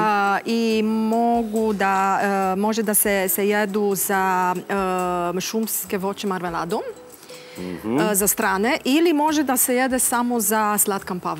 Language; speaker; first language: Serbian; non-native, learner; Romanian